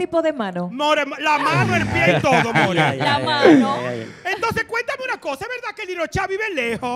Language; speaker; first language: Spanish; native; Spanish